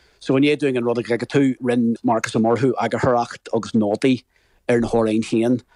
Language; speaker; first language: Irish; native; Irish